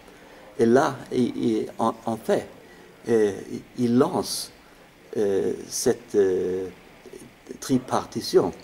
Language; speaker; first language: French; non-native, fluent; Swedish